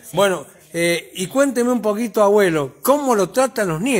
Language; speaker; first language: Spanish; native; Spanish